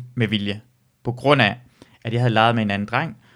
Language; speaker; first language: Danish; early bilingual, other home language; Persian